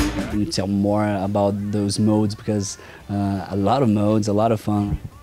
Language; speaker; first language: English; non-native, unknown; Portuguese